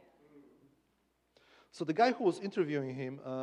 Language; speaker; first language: English; non-native, fluent; Polish